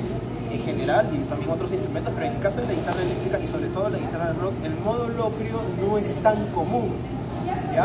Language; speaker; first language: Spanish; native; Spanish